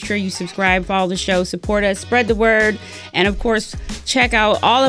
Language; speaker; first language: English; native; English